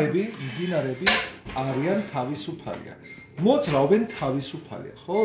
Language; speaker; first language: Georgian; non-native, learner; German